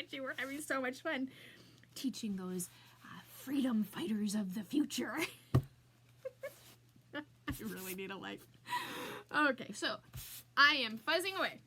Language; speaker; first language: English; native; English